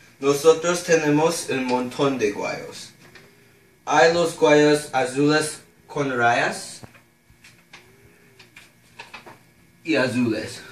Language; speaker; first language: Spanish; non-native, learner; English